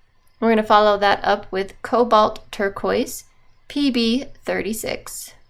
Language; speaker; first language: English; native; English